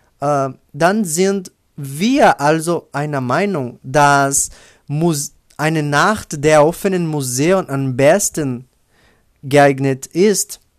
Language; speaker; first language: German; non-native, learner; Portuguese